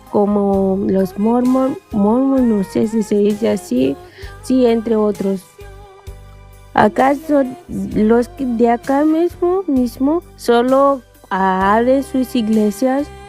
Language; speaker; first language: Spanish; non-native, fluent; Portuguese